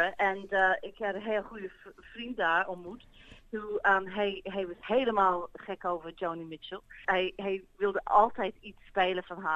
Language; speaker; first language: Dutch; early bilingual, heritage; English